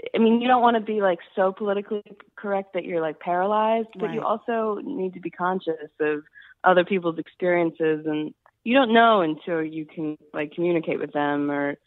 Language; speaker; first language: English; native; English